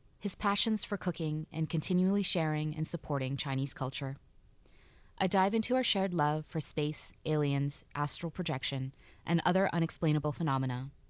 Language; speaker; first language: English; native; English